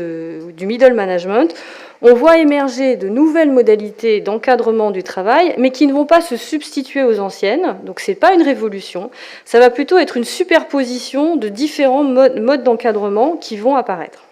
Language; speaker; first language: French; native; French